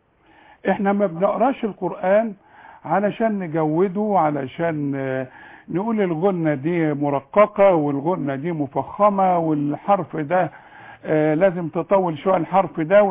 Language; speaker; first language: Arabic; native; Arabic